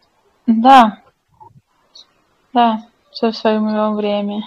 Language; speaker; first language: Russian; non-native, fluent; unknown